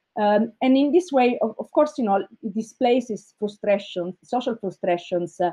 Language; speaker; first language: English; non-native, fluent; Italian